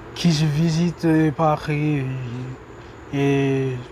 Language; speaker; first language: French; non-native, learner; English